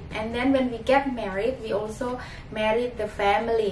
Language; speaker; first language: English; non-native, fluent; Indonesian